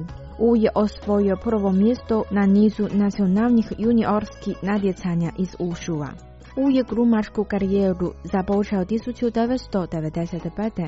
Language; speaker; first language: Croatian; non-native, fluent; Chinese